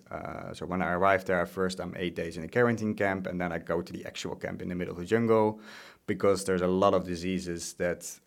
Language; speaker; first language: English; non-native, fluent; Dutch